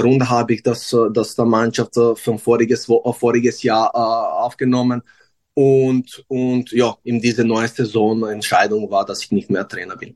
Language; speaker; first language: German; non-native, learner; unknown